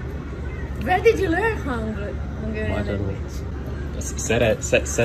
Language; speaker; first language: English; non-native, learner; Hungarian